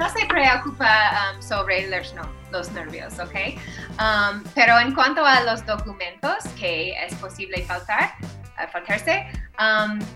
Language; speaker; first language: Spanish; non-native, fluent; English